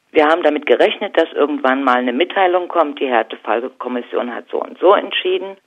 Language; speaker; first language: German; native; German